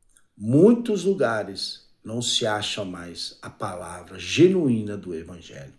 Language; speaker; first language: Portuguese; native; Portuguese